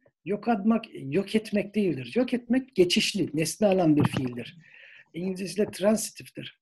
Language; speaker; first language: Turkish; native; Turkish